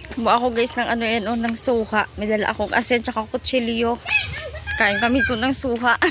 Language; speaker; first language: Filipino; non-native, local second language; Hiligaynon